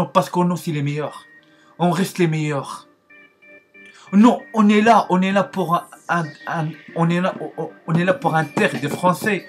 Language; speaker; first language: French; non-native, learner; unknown